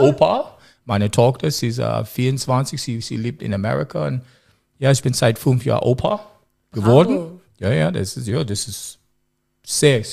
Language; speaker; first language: German; non-native, learner; English